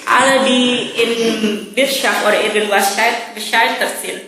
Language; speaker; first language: German; non-native, learner; Indonesian